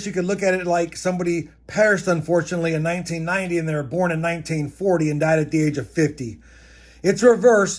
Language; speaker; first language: English; native; English